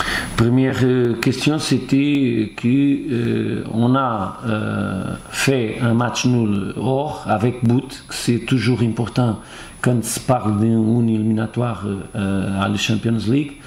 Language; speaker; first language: French; non-native, fluent; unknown